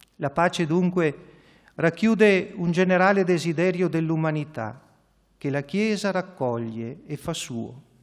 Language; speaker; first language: Italian; native; Italian